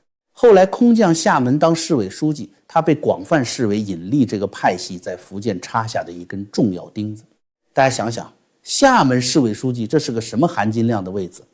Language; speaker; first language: Chinese; native; Chinese